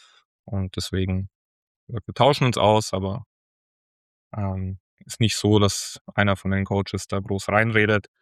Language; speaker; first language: German; native; German